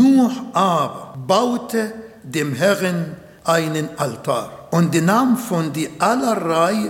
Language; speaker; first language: German; non-native, learner; Arabic